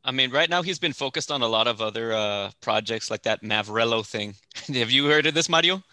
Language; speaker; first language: English; early bilingual, other home language; Spanish